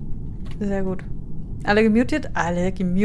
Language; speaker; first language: German; native; German